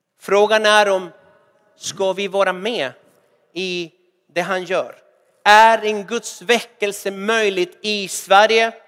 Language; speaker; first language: Swedish; non-native, fluent; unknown